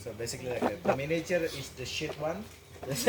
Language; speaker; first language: English; non-native, learner; Indonesian